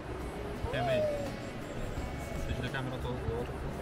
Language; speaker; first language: English; non-native, learner; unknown